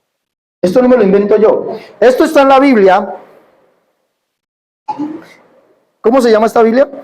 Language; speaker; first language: Spanish; native; Spanish